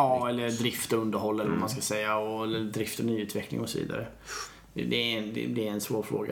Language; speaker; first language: Swedish; native; Swedish